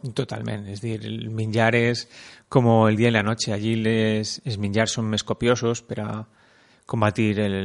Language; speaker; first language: Catalan; non-native, local second language; Spanish